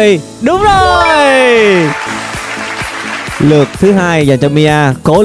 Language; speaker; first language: Vietnamese; native; Vietnamese